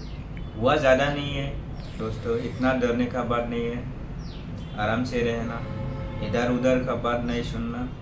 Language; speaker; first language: Hindi; non-native, local second language; Bodo